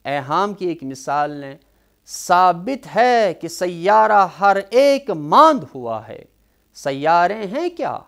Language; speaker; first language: Urdu; non-native, local second language; Kashmiri